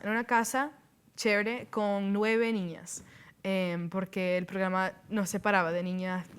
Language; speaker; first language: Spanish; early bilingual, heritage; Spanish